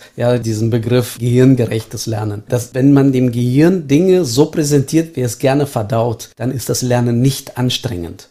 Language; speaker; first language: German; early bilingual, heritage; Estonian